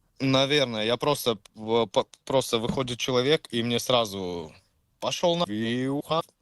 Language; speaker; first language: Russian; early bilingual, heritage; Czech